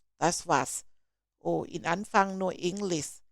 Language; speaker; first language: German; non-native, learner; Thai